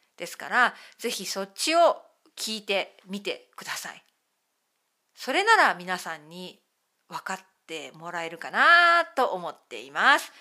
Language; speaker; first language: Japanese; native; Japanese